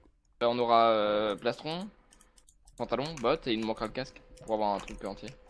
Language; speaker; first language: French; native; French